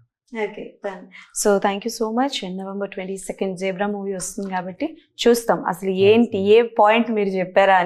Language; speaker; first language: Telugu; native; Telugu